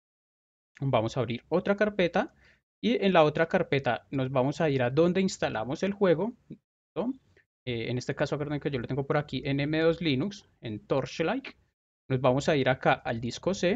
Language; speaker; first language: Spanish; native; Spanish